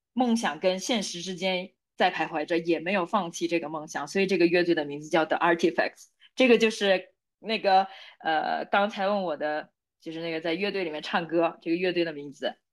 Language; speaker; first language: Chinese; non-native, local second language; Korean